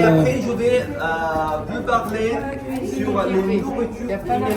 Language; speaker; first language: French; non-native, fluent; Arabic